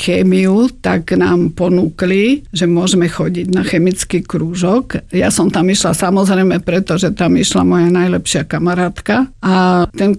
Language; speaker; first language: Slovak; native; Slovak